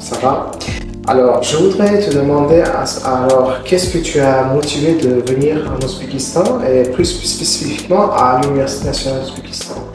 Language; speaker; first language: French; non-native, fluent; Uzbek